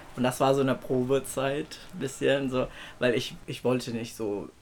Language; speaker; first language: German; non-native, fluent; Filipino